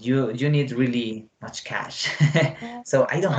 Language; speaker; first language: English; non-native, fluent; Spanish